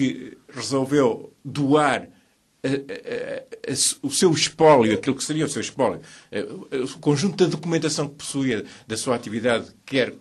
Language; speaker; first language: Portuguese; native; Portuguese